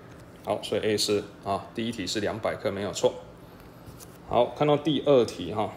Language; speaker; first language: Chinese; native; Chinese